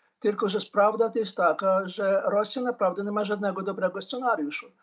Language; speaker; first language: Polish; non-native, fluent; Ukrainian